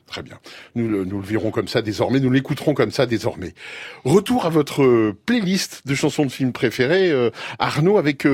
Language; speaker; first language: French; native; French